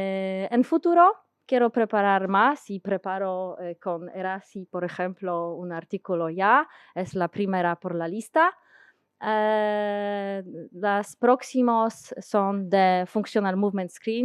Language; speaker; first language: Spanish; non-native, learner; Polish